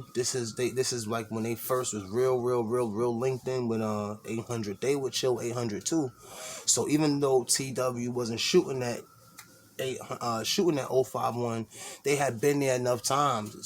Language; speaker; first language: English; native; English